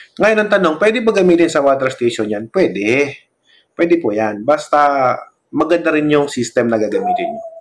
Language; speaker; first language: Filipino; non-native, local second language; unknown